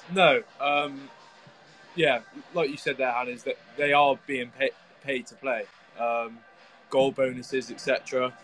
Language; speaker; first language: English; native; English